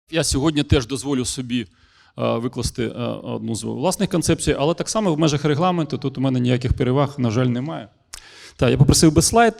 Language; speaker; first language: Ukrainian; non-native, local second language; Russian